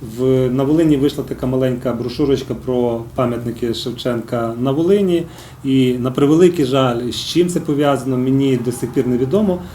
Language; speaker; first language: Ukrainian; native; Ukrainian